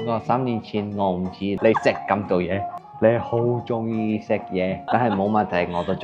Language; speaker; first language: Cantonese; non-native, learner; Korean